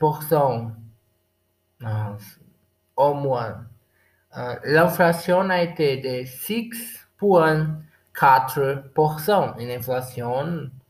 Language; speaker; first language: French; non-native, learner; Portuguese